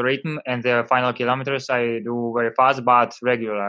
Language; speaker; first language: English; non-native, learner; Russian